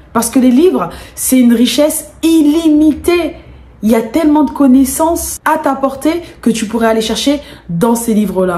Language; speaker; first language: French; native; French